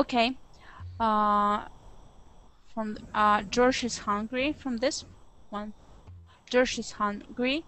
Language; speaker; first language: English; non-native, learner; Russian